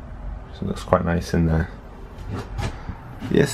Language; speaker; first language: English; native; English